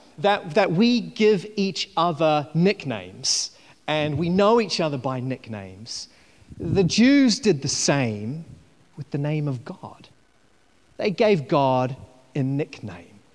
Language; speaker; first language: English; native; English